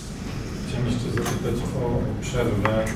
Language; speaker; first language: Polish; native; Polish